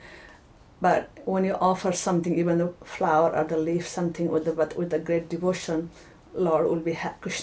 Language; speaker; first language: English; non-native, local second language; Nepali